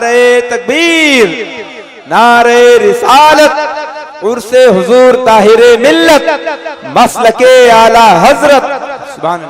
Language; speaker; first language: Urdu; native; Urdu